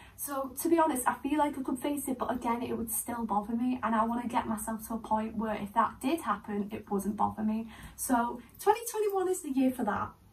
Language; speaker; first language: English; native; English